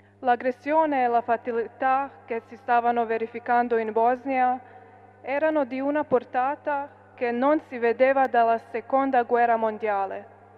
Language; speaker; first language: Italian; non-native, fluent; Bosnian